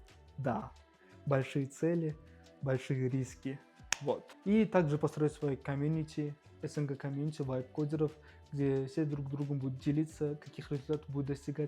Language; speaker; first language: Russian; native; Russian